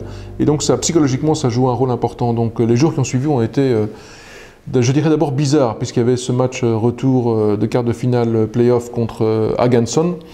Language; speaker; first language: French; native; French